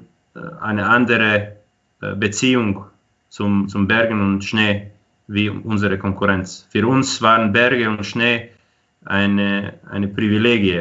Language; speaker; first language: German; non-native, fluent; Croatian